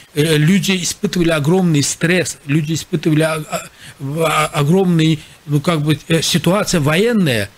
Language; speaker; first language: Russian; non-native, local second language; Azerbaijani